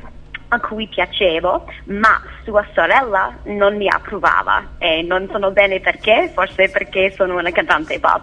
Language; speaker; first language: Italian; non-native, learner; English